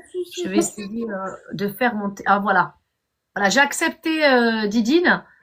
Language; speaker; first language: French; native; French